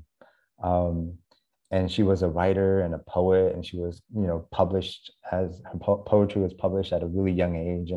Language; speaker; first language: English; native; English